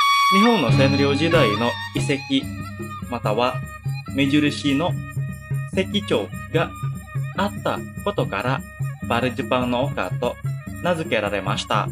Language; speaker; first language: Japanese; non-native, fluent; Indonesian